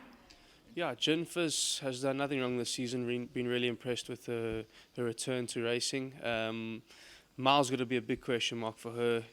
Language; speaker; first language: English; native; English